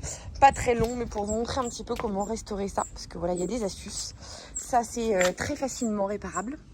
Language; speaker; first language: French; native; French